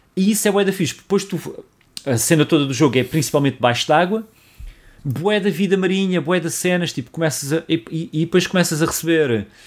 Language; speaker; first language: Portuguese; native; Portuguese